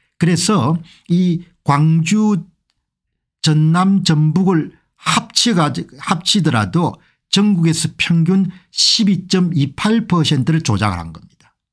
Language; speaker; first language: Korean; native; Korean